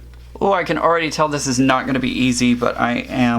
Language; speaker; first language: English; native; English